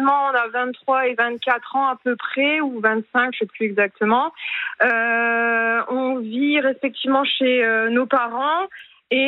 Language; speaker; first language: French; native; French